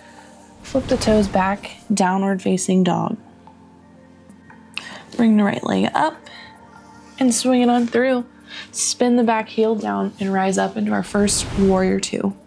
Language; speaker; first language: English; native; English